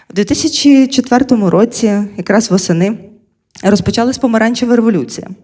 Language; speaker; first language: Ukrainian; non-native, local second language; Russian